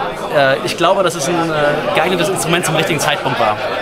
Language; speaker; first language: German; native; German